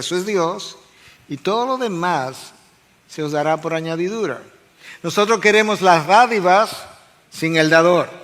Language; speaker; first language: Spanish; native; Spanish